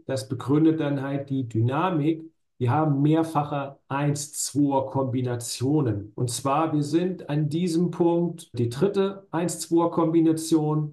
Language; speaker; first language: German; native; German